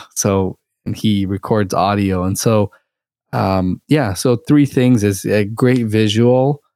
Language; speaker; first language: English; early bilingual, other home language; Russian